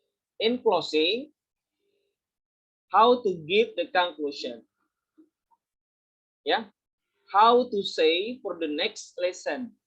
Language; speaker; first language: English; non-native, fluent; Indonesian